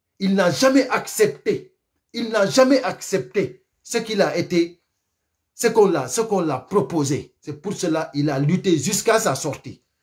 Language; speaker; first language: French; non-native, local second language; Fula